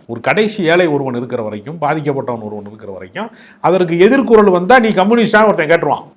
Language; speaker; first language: Tamil; native; Tamil